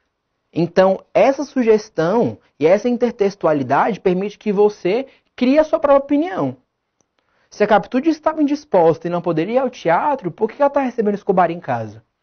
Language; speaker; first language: Portuguese; native; Portuguese